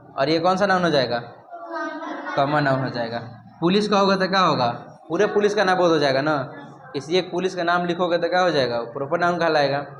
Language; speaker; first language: Hindi; native; Hindi